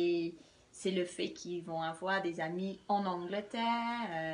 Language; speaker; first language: French; non-native, fluent; English